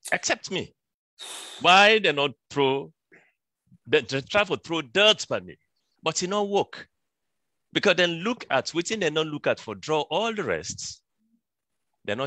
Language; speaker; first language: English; non-native, local second language; Krio